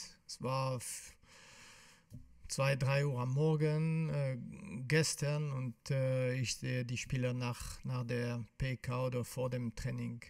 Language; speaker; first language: German; non-native, fluent; French